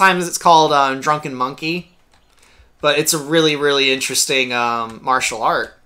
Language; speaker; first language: English; native; English